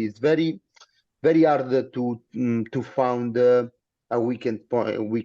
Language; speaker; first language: English; non-native, learner; Italian